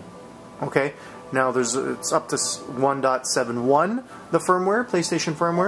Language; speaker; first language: English; native; English